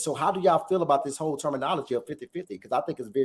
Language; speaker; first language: English; native; English